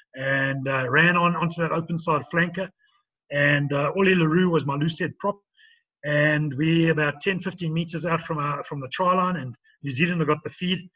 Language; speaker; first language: English; native; English